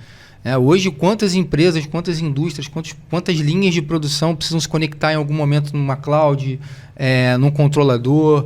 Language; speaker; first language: Portuguese; native; Portuguese